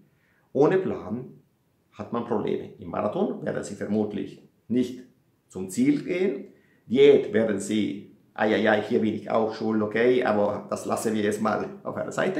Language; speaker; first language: German; non-native, fluent; Italian